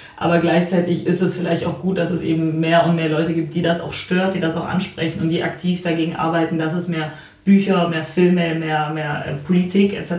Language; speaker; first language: German; early bilingual, other home language; Polish